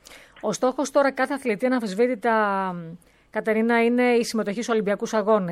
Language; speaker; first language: Greek; native; Greek